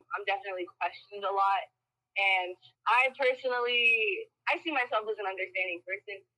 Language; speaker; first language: English; early bilingual, other home language; Spanish